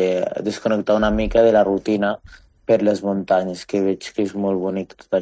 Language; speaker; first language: Catalan; non-native, fluent; Arabic